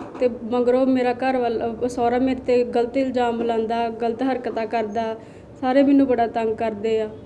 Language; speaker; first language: Punjabi; native; Punjabi